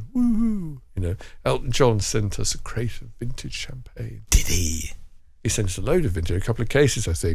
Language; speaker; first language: English; native; English